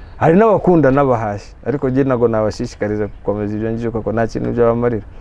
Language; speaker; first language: Kinyarwanda; early bilingual, heritage; Kinyarwanda